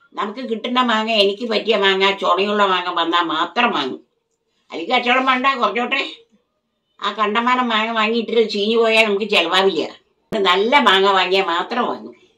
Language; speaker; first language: Malayalam; non-native, local second language; Tamil